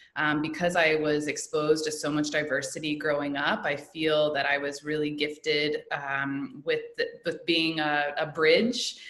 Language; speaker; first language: English; native; English